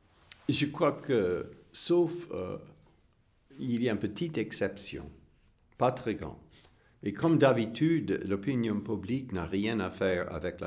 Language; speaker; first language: French; non-native, fluent; English